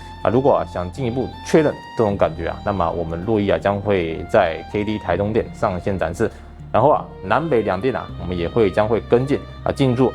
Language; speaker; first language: Chinese; native; Chinese